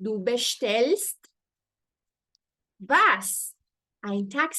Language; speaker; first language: German; non-native, fluent; Spanish